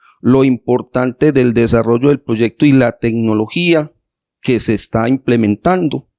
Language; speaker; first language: Spanish; native; Spanish